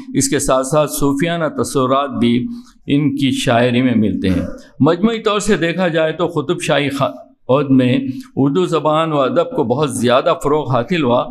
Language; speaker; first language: Urdu; native; Urdu